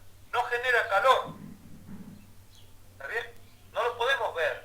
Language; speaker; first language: Spanish; native; Spanish